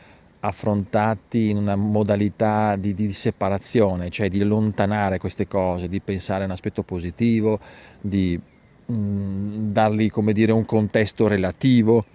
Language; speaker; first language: Italian; native; Italian